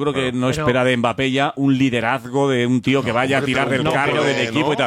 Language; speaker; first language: Spanish; native; Spanish